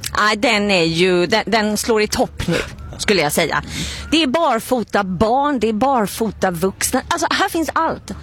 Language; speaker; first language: Swedish; native; Swedish